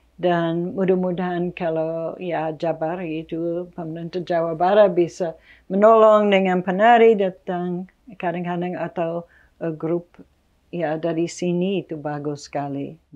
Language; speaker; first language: Indonesian; non-native, fluent; English